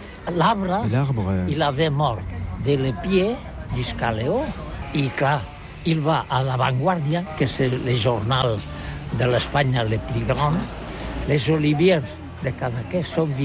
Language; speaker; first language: French; non-native, learner; Catalan